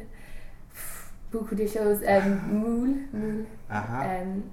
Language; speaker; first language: French; non-native, fluent; English